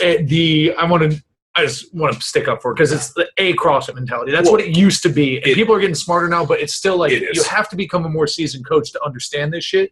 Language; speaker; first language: English; native; English